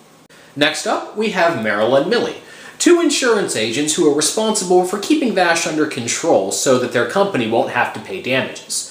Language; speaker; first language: English; native; English